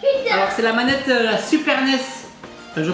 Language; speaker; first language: French; native; French